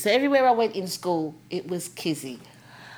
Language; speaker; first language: English; native; English